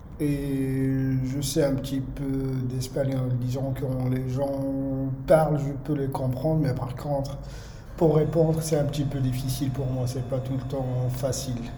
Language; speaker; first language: French; non-native, local second language; Arabic